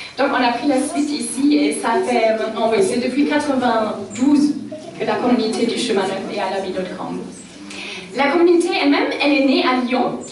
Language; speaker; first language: French; non-native, fluent; German